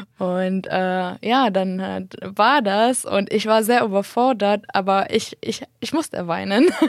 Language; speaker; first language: German; non-native, fluent; Arabic